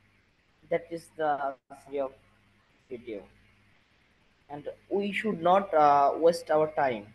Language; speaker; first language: English; non-native, learner; Bangla